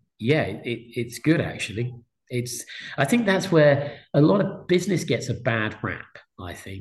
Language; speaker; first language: English; native; English